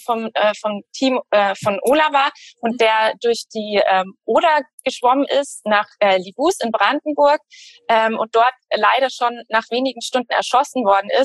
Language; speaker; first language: German; native; German